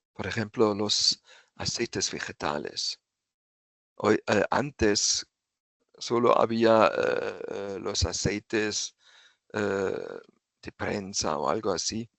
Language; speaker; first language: Spanish; non-native, fluent; German